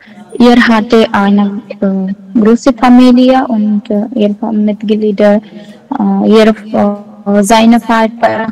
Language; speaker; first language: German; non-native, learner; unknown